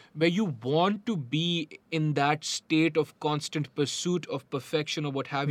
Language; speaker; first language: English; non-native, local second language; Hindi